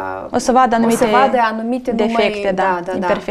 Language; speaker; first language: Romanian; native; Romanian